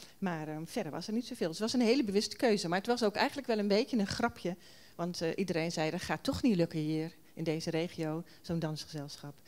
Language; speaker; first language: Dutch; native; Dutch